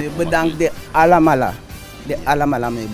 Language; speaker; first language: Dutch; non-native, local second language; Sranan Tongo